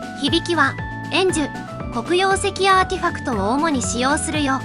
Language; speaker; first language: Japanese; native; Japanese